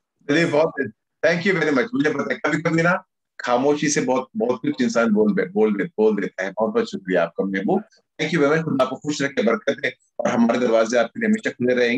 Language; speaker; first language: Hindi; native; Hindi